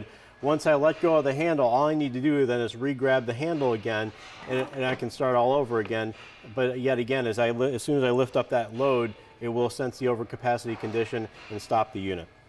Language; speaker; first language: English; native; English